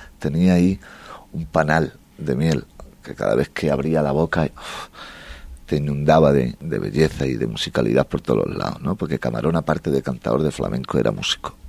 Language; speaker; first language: Spanish; native; Spanish